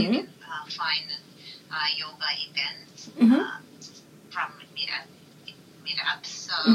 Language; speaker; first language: English; non-native, learner; Japanese